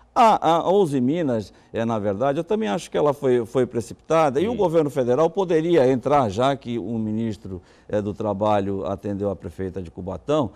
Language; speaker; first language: Portuguese; native; Portuguese